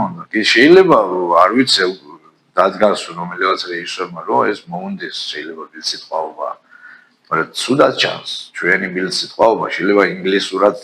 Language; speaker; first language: Georgian; native; Georgian